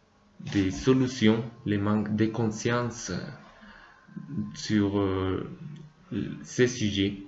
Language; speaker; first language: French; non-native, learner; Spanish